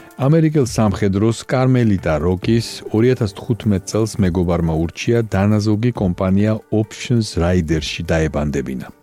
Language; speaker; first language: Georgian; native; Georgian